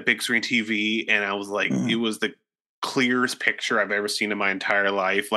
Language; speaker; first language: English; native; English